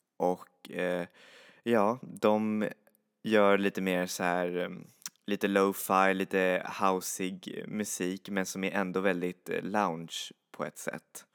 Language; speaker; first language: Swedish; native; Swedish